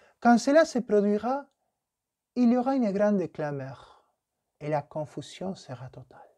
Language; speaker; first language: French; non-native, fluent; Spanish